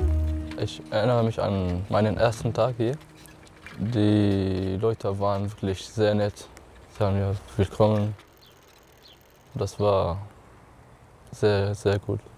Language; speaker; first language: German; non-native, learner; Arabic